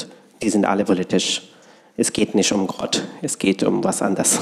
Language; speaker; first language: German; non-native, fluent; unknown